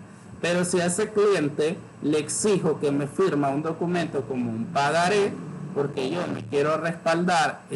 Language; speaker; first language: Spanish; native; Spanish